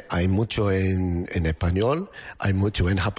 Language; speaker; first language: Spanish; non-native, learner; English